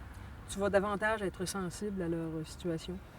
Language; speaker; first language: French; native; French